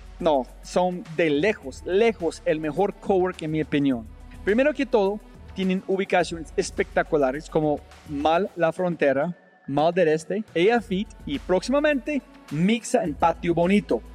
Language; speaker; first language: Spanish; non-native, fluent; English